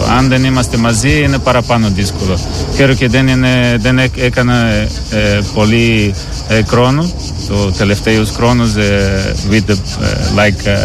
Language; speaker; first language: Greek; non-native, learner; Portuguese